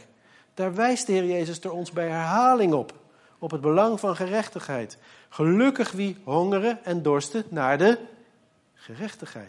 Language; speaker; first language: Dutch; native; Dutch